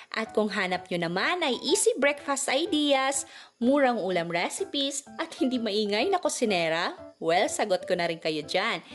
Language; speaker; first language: Filipino; non-native, local second language; Cebuano